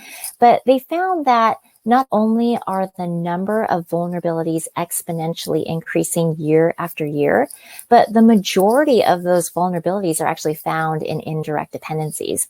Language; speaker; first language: English; native; English